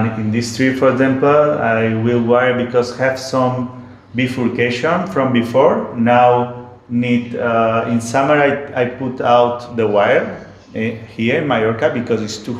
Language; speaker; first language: English; non-native, learner; Spanish